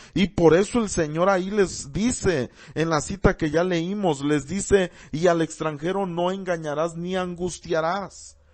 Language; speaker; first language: Spanish; early bilingual, heritage; Spanish